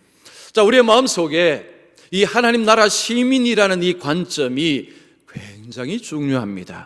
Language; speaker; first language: Korean; native; Korean